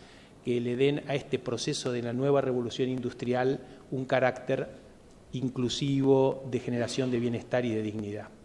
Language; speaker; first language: Spanish; native; Spanish